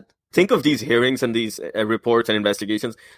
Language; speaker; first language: English; non-native, local second language; Bangla